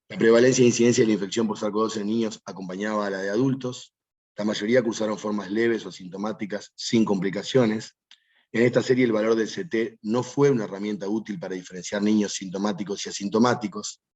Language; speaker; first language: Spanish; native; Spanish